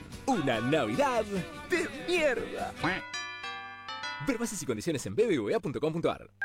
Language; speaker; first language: Spanish; native; Spanish